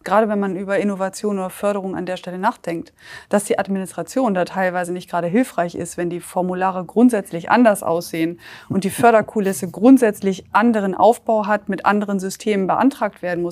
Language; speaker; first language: German; native; German